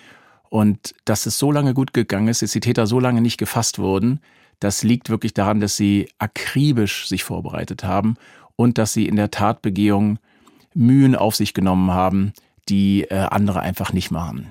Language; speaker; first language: German; native; German